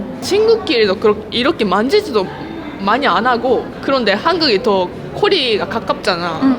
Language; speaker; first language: Korean; non-native, fluent; Japanese